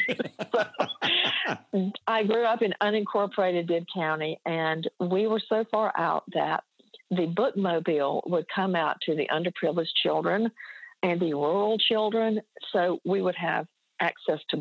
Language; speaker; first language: English; native; English